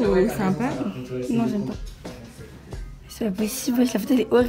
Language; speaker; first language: French; native; French